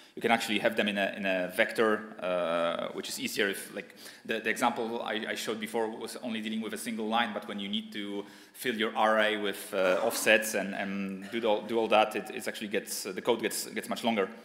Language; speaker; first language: English; non-native, fluent; Polish